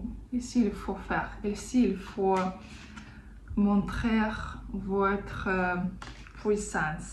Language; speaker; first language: French; non-native, fluent; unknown